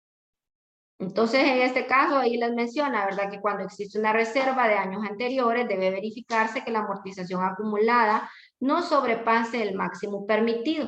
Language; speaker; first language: Spanish; native; Spanish